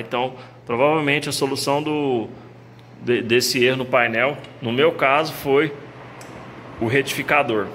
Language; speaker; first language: Portuguese; native; Portuguese